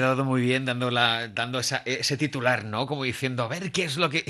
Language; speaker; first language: Spanish; native; Spanish